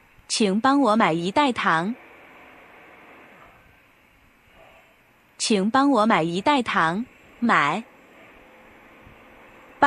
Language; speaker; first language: Chinese; non-native, learner; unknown